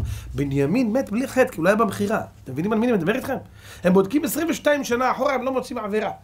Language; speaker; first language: Hebrew; native; Hebrew